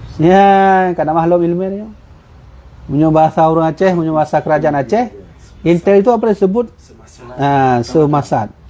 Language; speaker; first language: Malay; non-native, local second language; Achinese